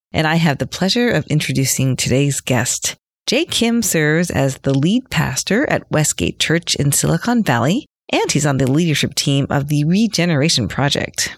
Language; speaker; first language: English; native; English